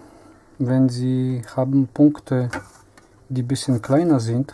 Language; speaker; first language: German; non-native, learner; Polish